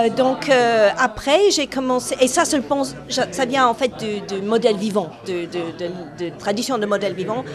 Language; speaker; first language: French; non-native, fluent; English